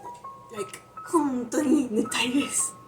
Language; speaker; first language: Japanese; non-native, learner; Spanish